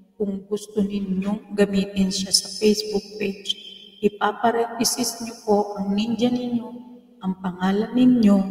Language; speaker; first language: Filipino; native; Filipino